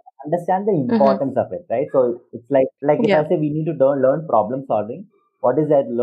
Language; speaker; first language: English; non-native, local second language; Malayalam